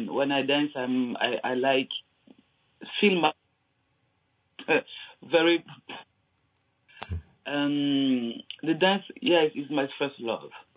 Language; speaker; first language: English; non-native, learner; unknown